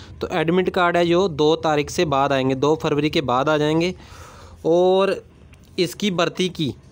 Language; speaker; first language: Hindi; non-native, local second language; Punjabi